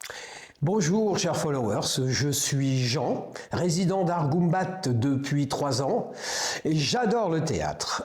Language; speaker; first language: French; native; French